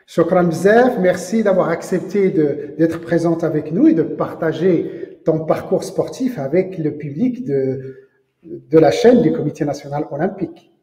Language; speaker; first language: French; non-native, local second language; Arabic